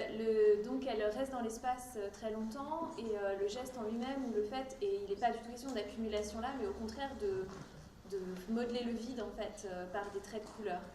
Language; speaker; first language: French; native; French